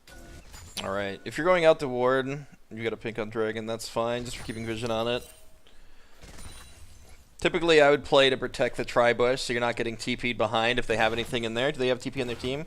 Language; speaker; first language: English; native; English